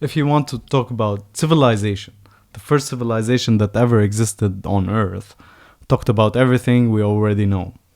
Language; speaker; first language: English; non-native, fluent; Arabic